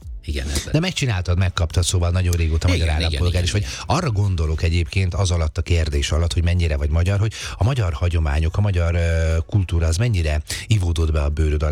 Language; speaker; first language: Hungarian; native; Hungarian